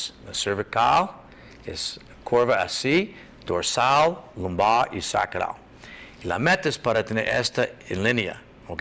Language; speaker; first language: Spanish; non-native, learner; English